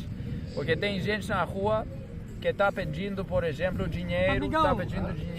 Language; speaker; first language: Portuguese; non-native, fluent; Greek